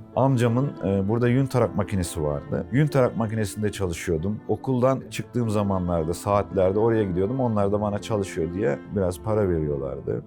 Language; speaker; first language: Turkish; native; Turkish